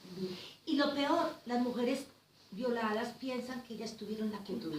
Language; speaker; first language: Spanish; native; Spanish